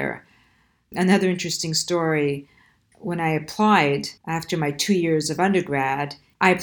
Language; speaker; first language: English; early bilingual, other home language; Italian